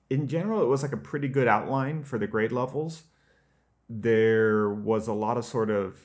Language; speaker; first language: English; native; English